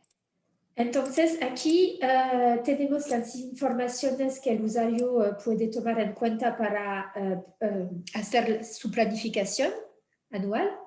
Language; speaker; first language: Spanish; non-native, fluent; French